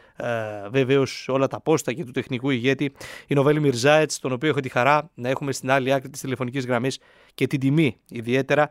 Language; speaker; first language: Greek; native; Greek